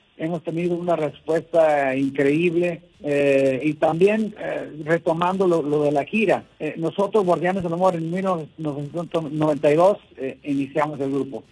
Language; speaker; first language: Spanish; early bilingual, heritage; Spanish